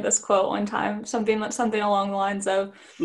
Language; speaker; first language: English; native; English